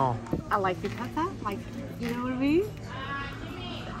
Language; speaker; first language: English; native; English